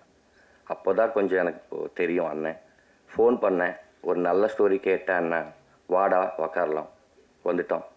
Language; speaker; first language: Tamil; non-native, learner; Telugu